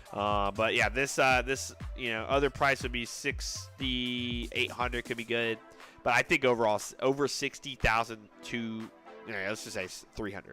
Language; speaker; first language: English; native; English